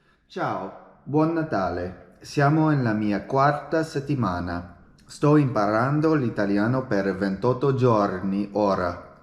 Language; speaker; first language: Italian; non-native, learner; English